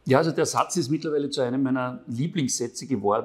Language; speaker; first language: German; native; German